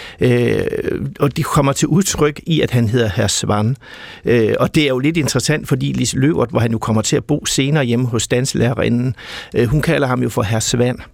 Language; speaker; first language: Danish; native; Danish